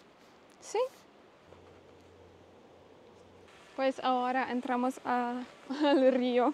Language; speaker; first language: Spanish; non-native, fluent; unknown